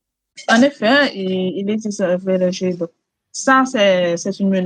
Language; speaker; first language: French; non-native, local second language; Haitian Creole